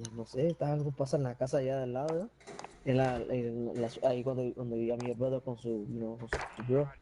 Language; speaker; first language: Spanish; early bilingual, heritage; Spanish